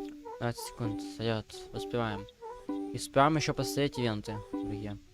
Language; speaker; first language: Russian; native; Russian